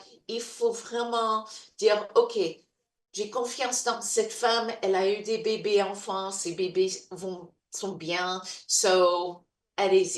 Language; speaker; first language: French; non-native, fluent; English